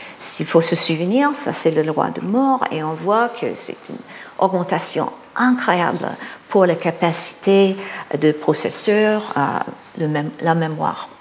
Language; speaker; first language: French; non-native, fluent; English